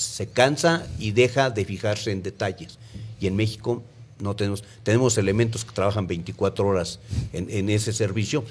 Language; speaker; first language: Spanish; native; Spanish